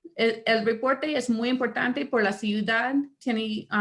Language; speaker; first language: Spanish; non-native, learner; English